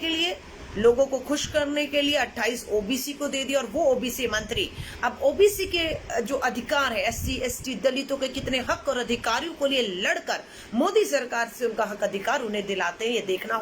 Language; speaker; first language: Hindi; native; Hindi